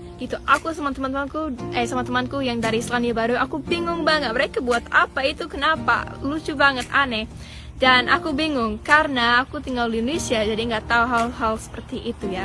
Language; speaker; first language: Indonesian; non-native, fluent; English